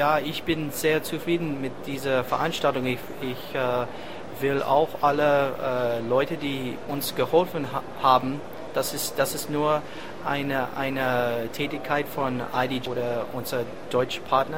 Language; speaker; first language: German; non-native, fluent; English